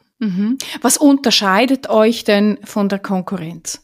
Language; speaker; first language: German; native; German